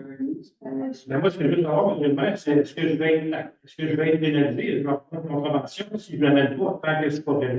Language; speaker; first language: French; native; French